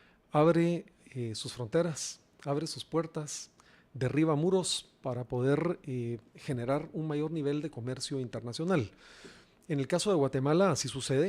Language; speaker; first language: Spanish; native; Spanish